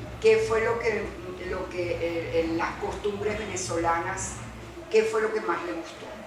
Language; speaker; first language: Spanish; early bilingual, other home language; Greek